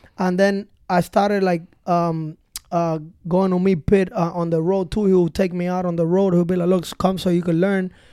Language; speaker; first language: English; early bilingual, other home language; Spanish